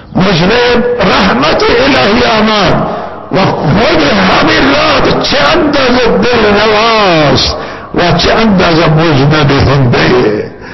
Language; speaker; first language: Persian; non-native, local second language; Baluchi